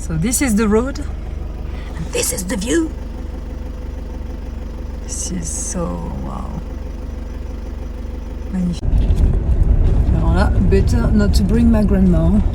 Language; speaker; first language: English; non-native, fluent; French